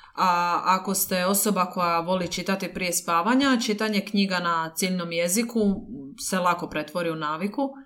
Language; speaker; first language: Croatian; native; Croatian